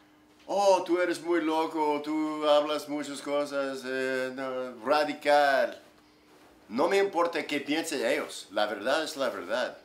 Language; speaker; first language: Spanish; non-native, learner; English